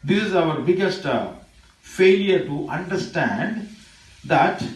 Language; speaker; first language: English; non-native, local second language; Tamil